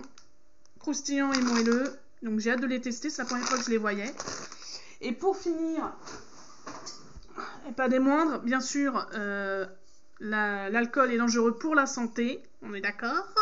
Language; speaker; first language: French; native; French